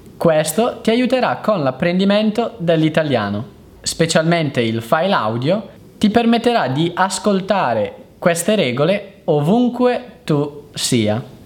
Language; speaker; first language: Italian; native; Italian